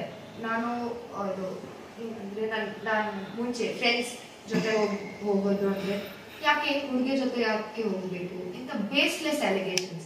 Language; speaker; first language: Kannada; non-native, local second language; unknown